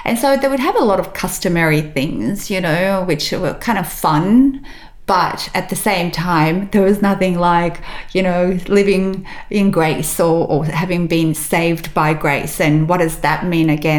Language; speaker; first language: English; early bilingual, other home language; Macedonian